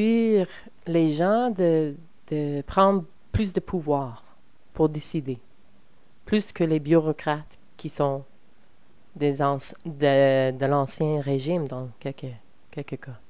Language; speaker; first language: French; non-native, learner; English